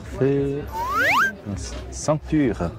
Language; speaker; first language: French; non-native, learner; Korean